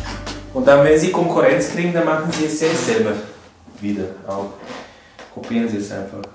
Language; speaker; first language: German; non-native, fluent; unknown